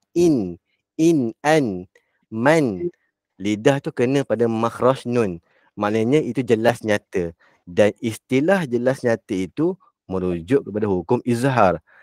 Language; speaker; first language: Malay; native; Malay